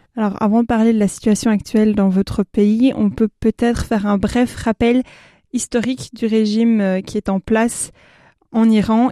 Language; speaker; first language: French; native; French